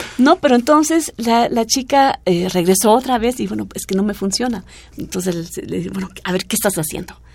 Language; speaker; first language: Spanish; non-native, fluent; German